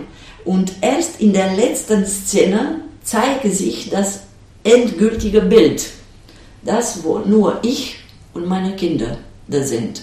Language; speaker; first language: German; non-native, fluent; Romanian